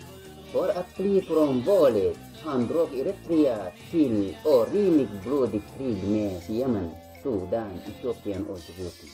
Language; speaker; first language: Swedish; non-native, learner; Tigrinya